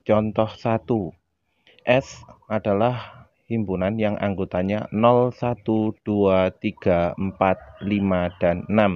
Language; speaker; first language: Indonesian; native; Indonesian